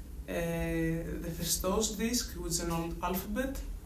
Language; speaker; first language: English; non-native, fluent; Greek